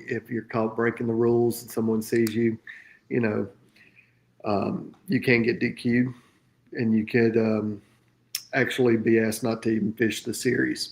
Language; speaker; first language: English; native; English